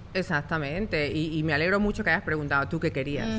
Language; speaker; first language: Spanish; native; Spanish